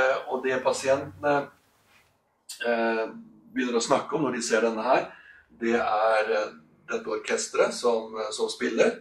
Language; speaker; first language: Norwegian; native; Norwegian